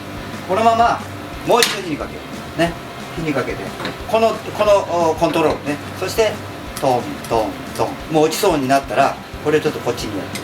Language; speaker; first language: Japanese; native; Japanese